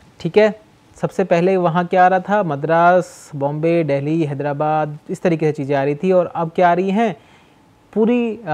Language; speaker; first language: Hindi; native; Hindi